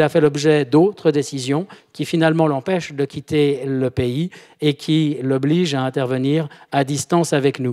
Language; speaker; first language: French; native; French